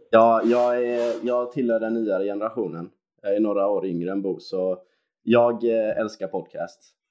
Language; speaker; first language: Swedish; native; Swedish